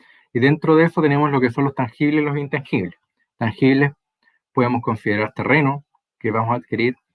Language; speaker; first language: Spanish; native; Spanish